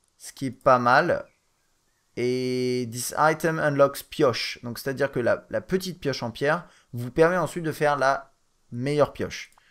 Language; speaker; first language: French; native; French